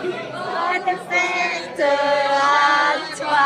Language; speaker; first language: French; native; French